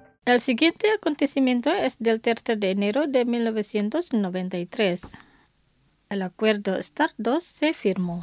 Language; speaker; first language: Spanish; non-native, fluent; Indonesian